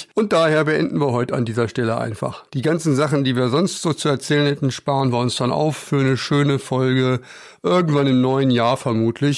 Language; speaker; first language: German; native; German